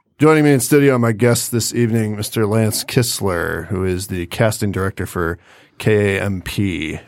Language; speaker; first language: English; native; English